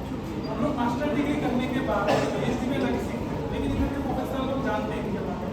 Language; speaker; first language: Hindi; non-native, local second language; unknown